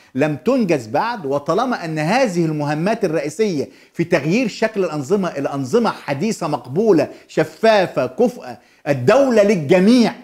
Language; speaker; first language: Arabic; native; Arabic